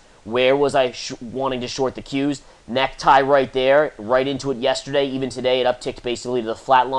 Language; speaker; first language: English; native; English